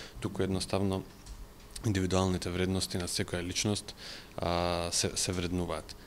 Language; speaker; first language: Macedonian; non-native, local second language; Albanian